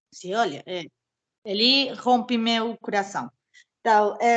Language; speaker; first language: Portuguese; non-native, fluent; Spanish